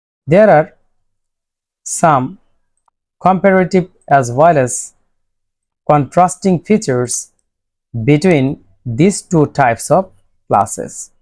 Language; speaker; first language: English; non-native, local second language; Bangla